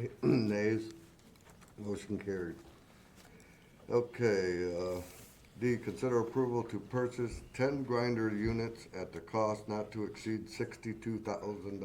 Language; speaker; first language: English; native; English